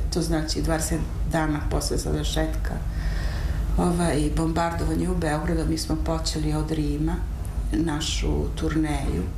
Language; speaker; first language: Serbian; non-native, fluent; Italian